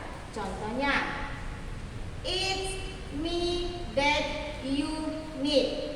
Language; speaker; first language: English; non-native, learner; Indonesian